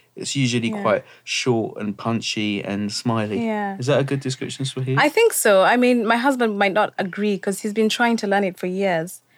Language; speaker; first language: English; non-native, local second language; Swahili